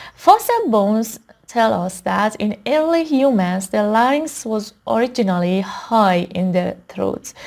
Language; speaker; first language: English; non-native, fluent; Persian